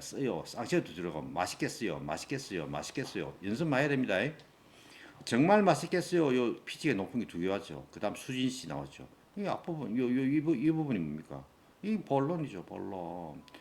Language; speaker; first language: Korean; native; Korean